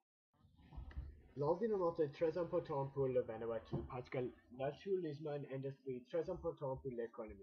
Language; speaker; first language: French; non-native, learner; English